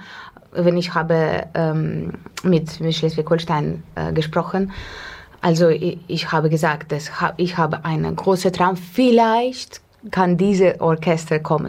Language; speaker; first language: German; non-native, learner; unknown